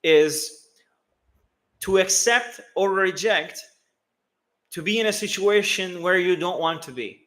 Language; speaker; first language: English; non-native, fluent; Turkish